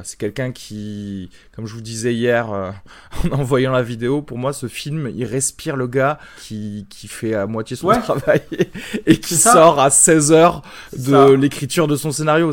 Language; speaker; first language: French; native; French